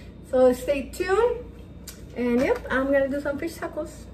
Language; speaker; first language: English; early bilingual, other home language; Spanish